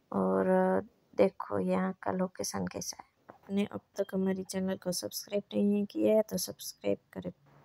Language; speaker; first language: Hindi; non-native, local second language; Gujarati